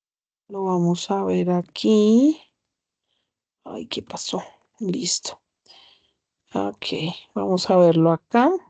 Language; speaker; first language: Spanish; native; Spanish